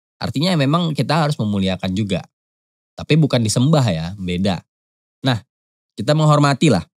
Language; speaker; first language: Indonesian; native; Indonesian